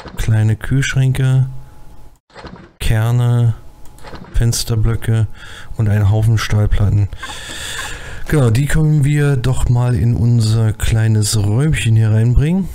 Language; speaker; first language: German; native; German